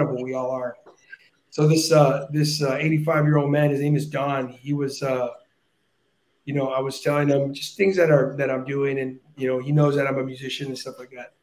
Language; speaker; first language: English; native; English